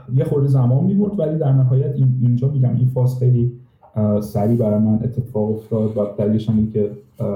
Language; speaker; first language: Persian; native; Persian